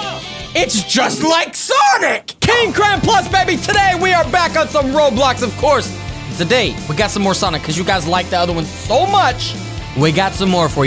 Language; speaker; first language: English; native; English